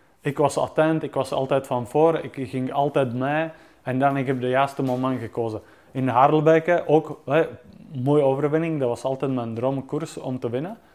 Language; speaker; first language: Dutch; non-native, fluent; Czech